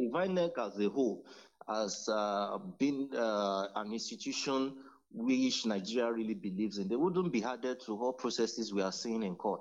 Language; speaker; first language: English; non-native, local second language; Yoruba